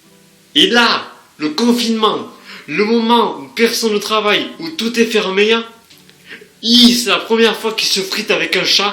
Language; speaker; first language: French; native; French